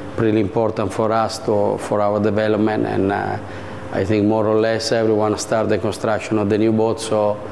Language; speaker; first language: English; non-native, fluent; Italian